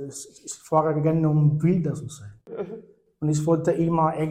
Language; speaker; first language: German; non-native, fluent; Spanish